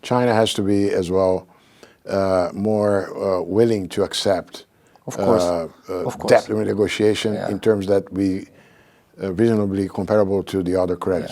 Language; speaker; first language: English; non-native, fluent; Portuguese